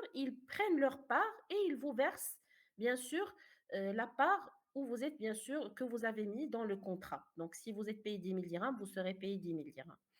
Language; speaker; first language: French; non-native, fluent; Arabic